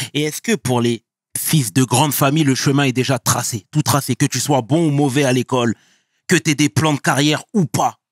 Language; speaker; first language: French; early bilingual, other home language; Wolof